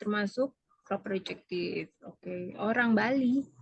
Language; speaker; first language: Indonesian; native; Indonesian